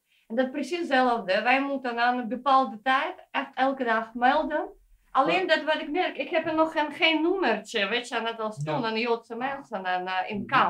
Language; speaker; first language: Dutch; non-native, learner; Russian